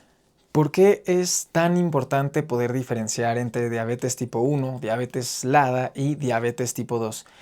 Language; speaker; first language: Spanish; native; Spanish